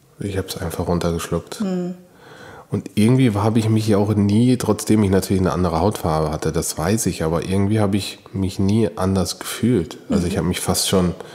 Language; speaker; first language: German; native; German